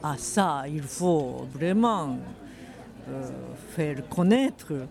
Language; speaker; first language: French; non-native, fluent; Japanese